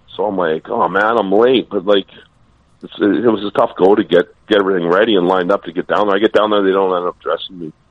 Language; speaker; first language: English; native; English